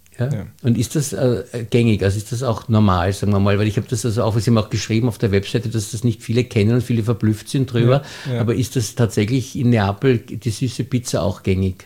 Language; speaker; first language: German; native; German